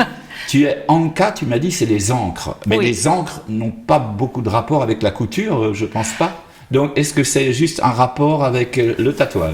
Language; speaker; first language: French; native; French